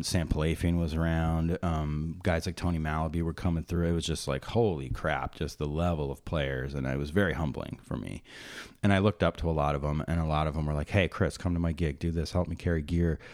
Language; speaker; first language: English; native; English